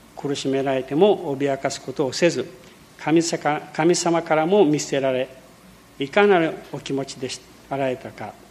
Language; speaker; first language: Japanese; early bilingual, heritage; Portuguese